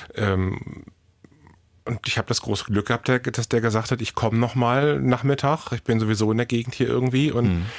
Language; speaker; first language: German; native; German